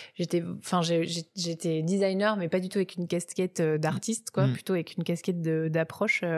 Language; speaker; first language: French; native; French